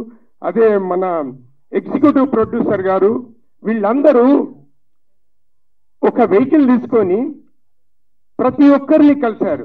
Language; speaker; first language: Telugu; native; Telugu